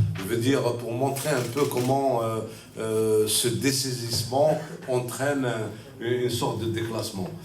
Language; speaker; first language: French; non-native, local second language; Kabyle